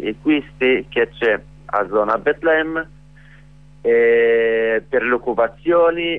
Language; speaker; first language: Italian; non-native, learner; Arabic